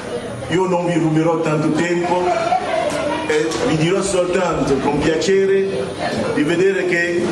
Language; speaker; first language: Italian; non-native, fluent; French